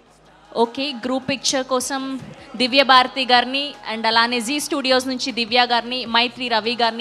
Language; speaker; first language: Telugu; native; Telugu